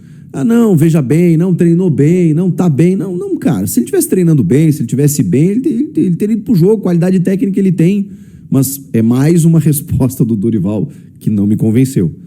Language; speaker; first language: Portuguese; native; Portuguese